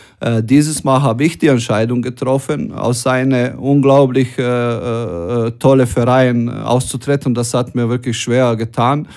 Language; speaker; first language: German; non-native, fluent; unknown